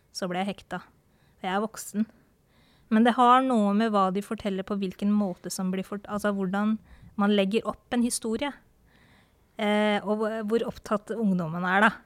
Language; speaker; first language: Norwegian; early bilingual, other home language; Urdu